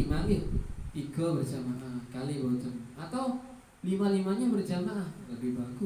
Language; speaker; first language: Indonesian; non-native, local second language; Javanese